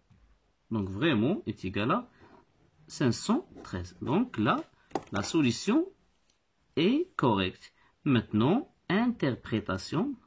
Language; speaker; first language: French; non-native, local second language; Arabic